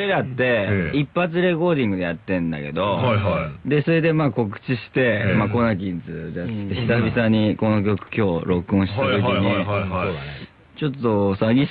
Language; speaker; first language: Japanese; native; Japanese